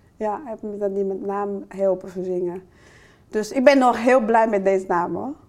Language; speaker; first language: Dutch; non-native, fluent; Chinese